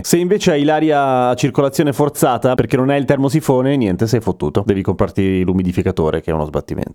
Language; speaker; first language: Italian; native; Italian